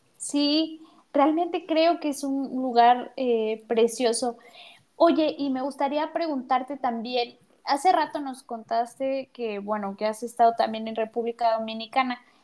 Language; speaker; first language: Spanish; native; Spanish